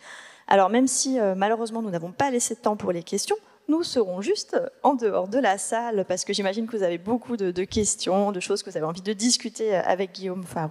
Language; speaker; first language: French; native; French